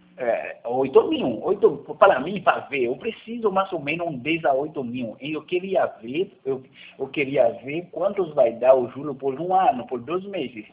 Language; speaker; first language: Portuguese; non-native, learner; Haitian Creole